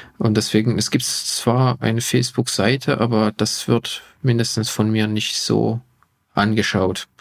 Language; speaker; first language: German; non-native, fluent; Hungarian